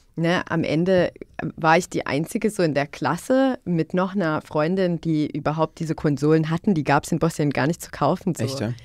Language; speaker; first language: German; non-native, fluent; Bosnian